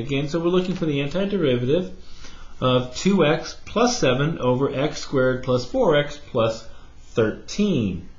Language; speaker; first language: English; native; English